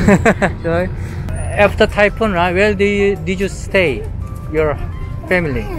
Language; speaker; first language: English; non-native, learner; Korean